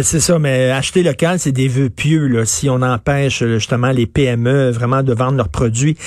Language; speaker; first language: French; native; French